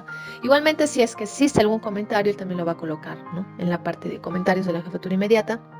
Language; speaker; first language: Spanish; native; Spanish